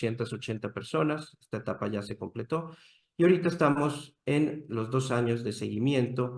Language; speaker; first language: Spanish; native; Spanish